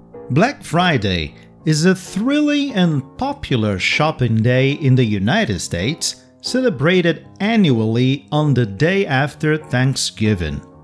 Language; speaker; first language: English; non-native, fluent; Portuguese